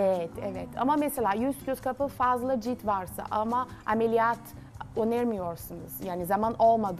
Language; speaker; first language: Turkish; non-native, learner; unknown